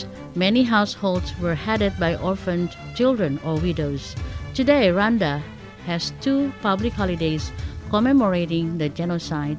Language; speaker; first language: English; non-native, fluent; Indonesian